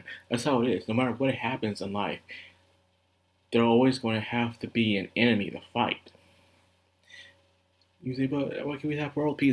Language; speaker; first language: English; native; English